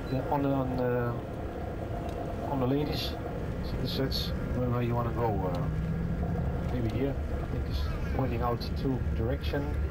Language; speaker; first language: English; non-native, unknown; Dutch